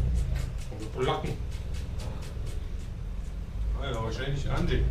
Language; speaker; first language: German; native; German